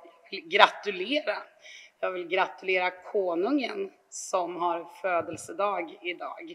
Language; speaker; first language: Swedish; native; Swedish